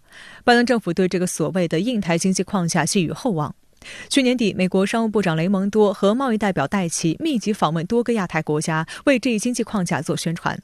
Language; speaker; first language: Chinese; native; Chinese